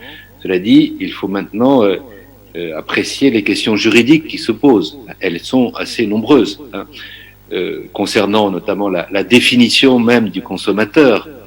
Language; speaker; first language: French; native; French